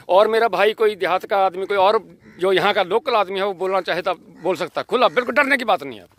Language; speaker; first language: Hindi; native; Hindi